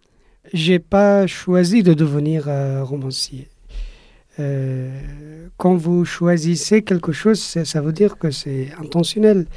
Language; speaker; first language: French; non-native, fluent; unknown